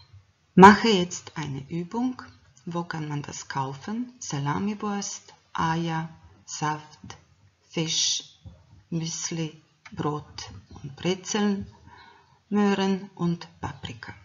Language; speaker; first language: German; non-native, fluent; Croatian